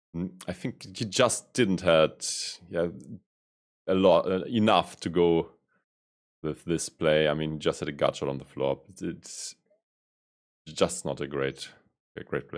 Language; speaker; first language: English; non-native, fluent; German